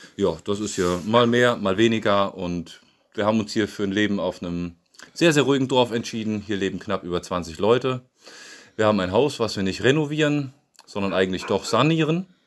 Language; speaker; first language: German; native; German